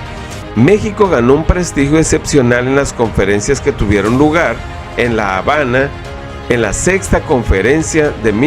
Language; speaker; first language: Spanish; native; Spanish